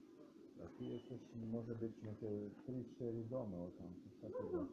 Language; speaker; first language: Polish; non-native, learner; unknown